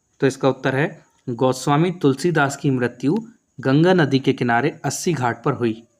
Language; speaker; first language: Hindi; native; Hindi